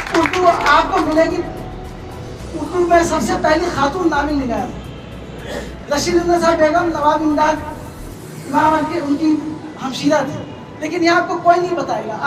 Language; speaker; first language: Urdu; native; Urdu